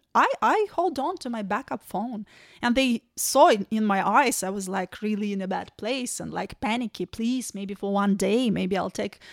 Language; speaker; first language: English; non-native, fluent; Ukrainian